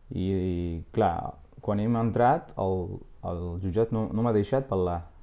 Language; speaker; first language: Catalan; non-native, fluent; Arabic